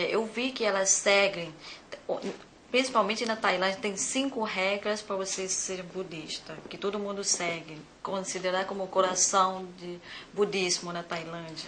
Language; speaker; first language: Portuguese; non-native, learner; Thai